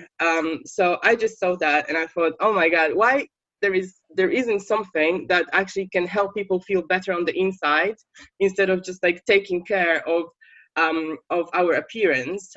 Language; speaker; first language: English; non-native, fluent; Polish